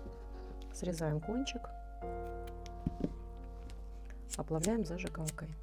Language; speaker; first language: Russian; native; Russian